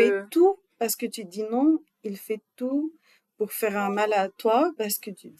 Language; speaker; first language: French; non-native, learner; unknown